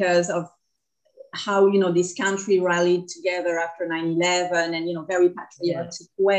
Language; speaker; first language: English; non-native, fluent; French